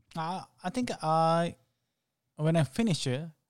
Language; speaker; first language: English; non-native, learner; Japanese